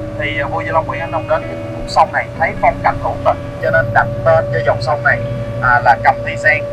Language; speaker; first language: Vietnamese; native; Vietnamese